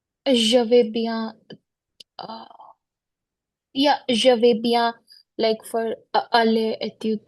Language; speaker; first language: French; non-native, learner; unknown